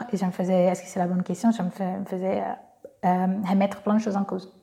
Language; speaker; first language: French; non-native, fluent; Portuguese